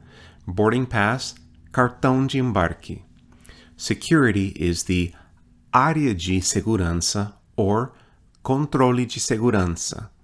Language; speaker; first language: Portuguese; non-native, fluent; English